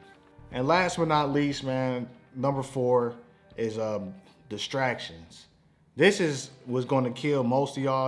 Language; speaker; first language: English; native; English